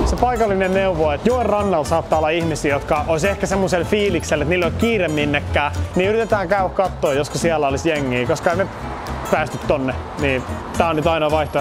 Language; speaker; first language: Finnish; native; Finnish